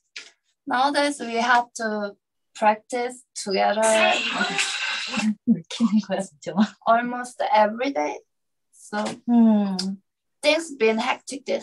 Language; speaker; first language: English; non-native, learner; Korean